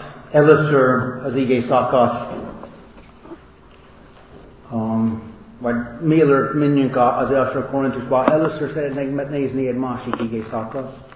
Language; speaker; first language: Hungarian; non-native, learner; English